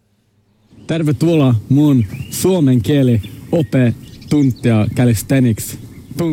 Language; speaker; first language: Finnish; non-native, local second language; Swedish